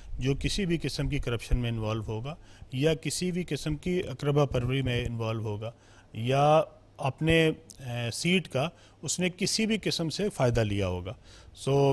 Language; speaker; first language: Urdu; non-native, local second language; Punjabi